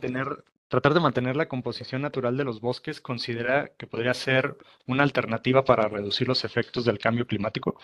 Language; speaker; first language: Spanish; native; Spanish